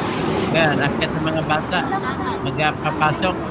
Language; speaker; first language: Filipino; native; Filipino